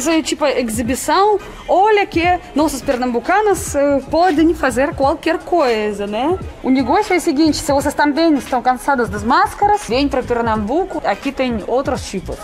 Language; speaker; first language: Portuguese; non-native, fluent; Russian